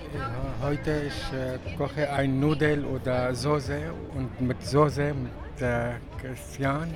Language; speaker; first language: German; non-native, learner; Arabic